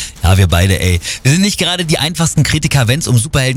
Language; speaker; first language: German; native; German